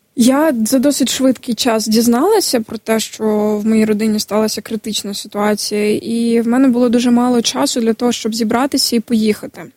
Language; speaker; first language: Ukrainian; non-native, local second language; Crimean Tatar